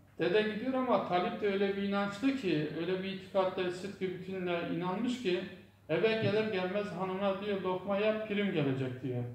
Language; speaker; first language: Turkish; non-native, local second language; Zaza